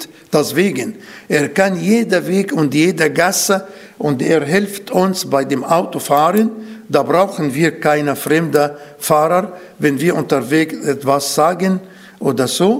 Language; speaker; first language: German; non-native, fluent; Arabic